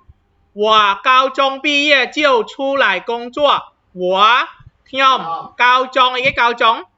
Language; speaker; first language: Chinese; non-native, fluent; Khmer